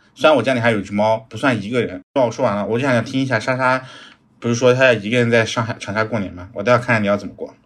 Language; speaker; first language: Chinese; native; Chinese